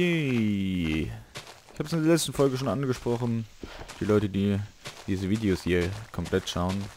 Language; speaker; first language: German; native; German